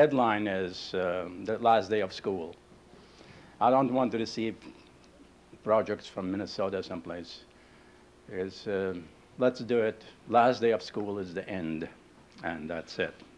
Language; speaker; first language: English; non-native, fluent; Lithuanian